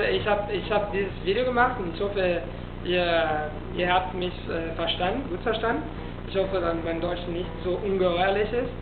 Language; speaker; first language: German; non-native, fluent; Italian